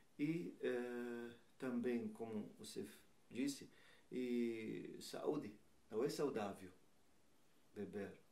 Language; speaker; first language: Portuguese; non-native, learner; Arabic